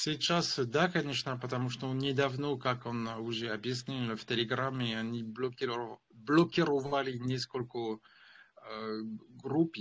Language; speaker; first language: Russian; non-native, fluent; French